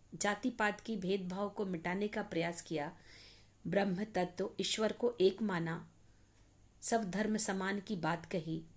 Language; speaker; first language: Hindi; native; Hindi